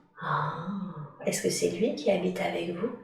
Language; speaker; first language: French; native; French